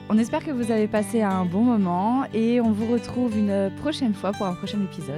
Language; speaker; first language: French; native; French